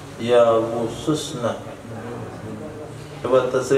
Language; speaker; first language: Arabic; non-native, learner; Indonesian